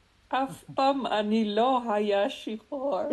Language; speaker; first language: Hebrew; non-native, learner; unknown